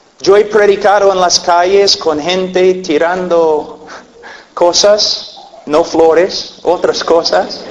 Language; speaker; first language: Spanish; non-native, fluent; English